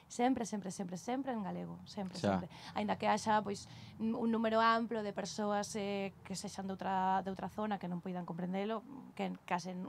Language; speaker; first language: Spanish; native; Spanish